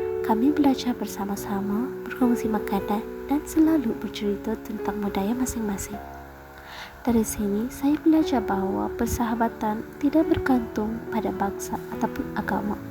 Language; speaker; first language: Malay; non-native, local second language; Tamil